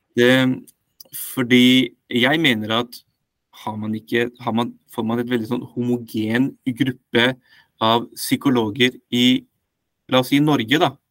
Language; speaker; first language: Norwegian; early bilingual, other home language; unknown